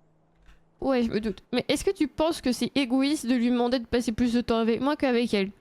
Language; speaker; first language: French; native; French